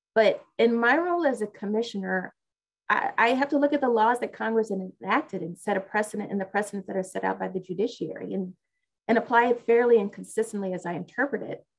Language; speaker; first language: English; native; English